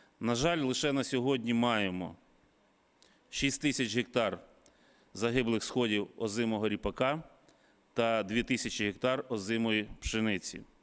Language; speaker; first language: Ukrainian; native; Ukrainian